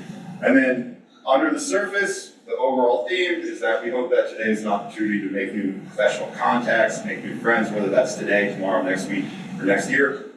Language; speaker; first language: English; native; English